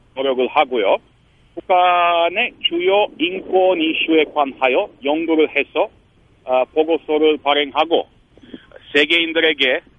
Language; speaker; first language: Korean; non-native, fluent; Romanian